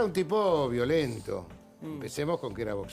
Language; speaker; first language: Spanish; native; Spanish